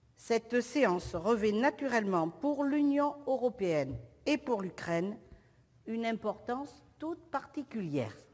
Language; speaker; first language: French; native; French